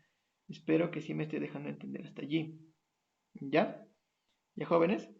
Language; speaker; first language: Spanish; native; Spanish